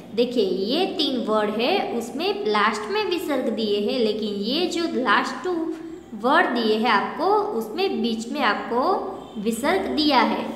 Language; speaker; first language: Hindi; non-native, local second language; Gujarati